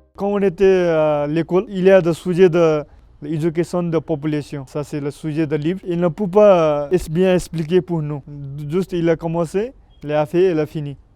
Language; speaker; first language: French; non-native, learner; Nepali